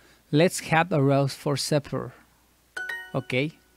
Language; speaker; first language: English; non-native, learner; Spanish